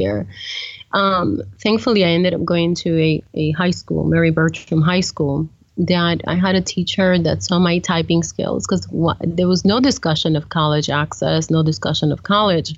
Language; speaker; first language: English; early bilingual, other home language; Spanish